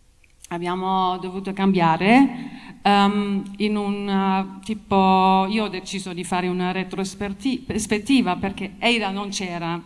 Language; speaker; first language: Italian; non-native, fluent; German